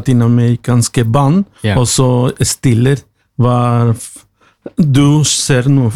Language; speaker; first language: Norwegian; non-native, learner; Spanish